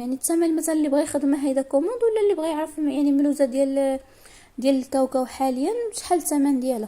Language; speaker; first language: Arabic; native; Arabic